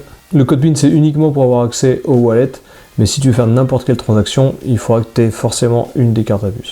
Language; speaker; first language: French; native; French